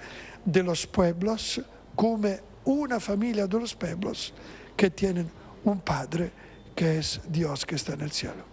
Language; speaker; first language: Spanish; non-native, fluent; Italian